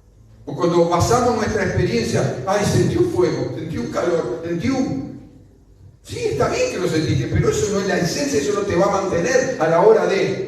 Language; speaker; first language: Spanish; native; Spanish